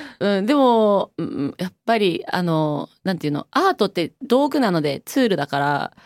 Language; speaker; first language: Japanese; native; Japanese